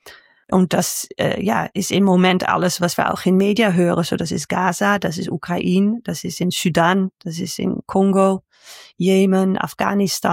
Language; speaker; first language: German; non-native, learner; Dutch